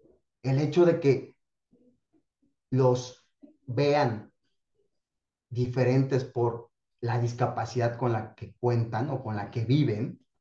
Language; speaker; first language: Spanish; native; Spanish